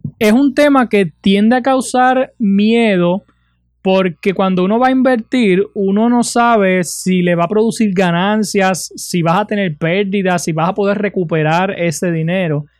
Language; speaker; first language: Spanish; native; Spanish